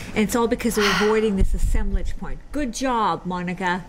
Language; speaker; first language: English; native; English